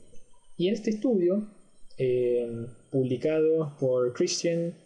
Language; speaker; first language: Spanish; native; Spanish